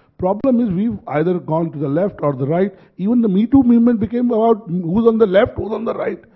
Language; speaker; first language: English; non-native, local second language; Hindi